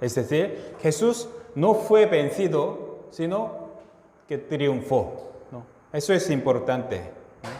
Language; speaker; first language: Spanish; non-native, fluent; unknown